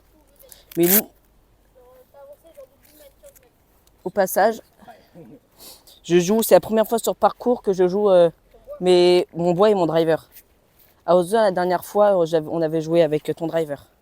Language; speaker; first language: French; native; French